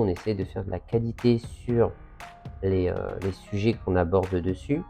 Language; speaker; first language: French; native; French